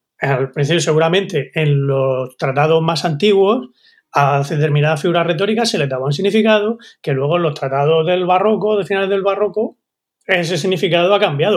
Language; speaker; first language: Spanish; native; Spanish